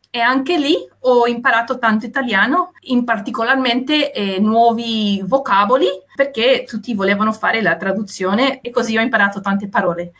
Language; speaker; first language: Italian; non-native, fluent; Spanish